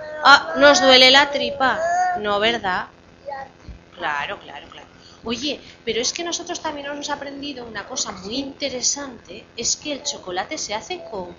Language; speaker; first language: Spanish; native; Spanish